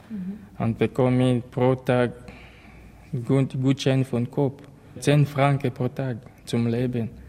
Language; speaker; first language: German; non-native, learner; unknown